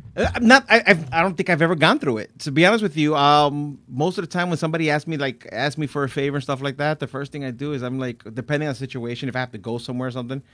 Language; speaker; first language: English; early bilingual, other home language; Spanish